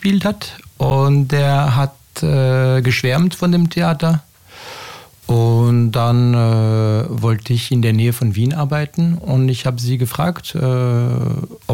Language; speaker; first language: German; non-native, fluent; French